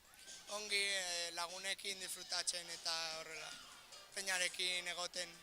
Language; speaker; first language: Basque; non-native, local second language; Spanish